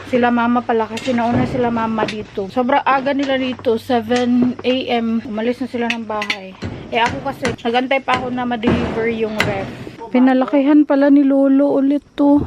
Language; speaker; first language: Filipino; non-native, local second language; Cebuano